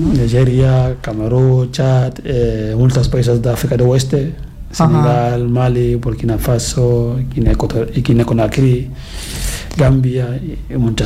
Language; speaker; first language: Catalan; non-native, fluent; Fula